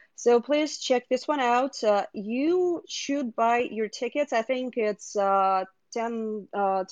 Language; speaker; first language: English; non-native, fluent; Russian